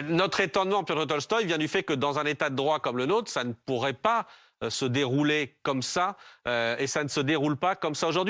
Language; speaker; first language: French; native; French